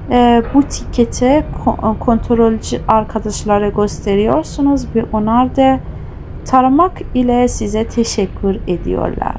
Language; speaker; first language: Turkish; non-native, fluent; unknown